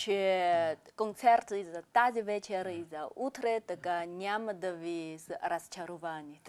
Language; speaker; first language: Bulgarian; non-native, fluent; Chinese